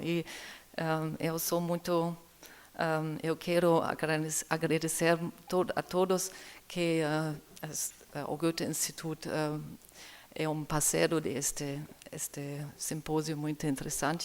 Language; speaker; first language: Portuguese; non-native, learner; German